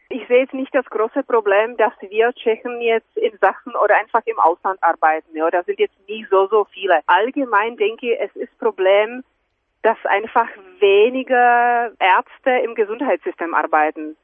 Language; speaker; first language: German; non-native, fluent; Czech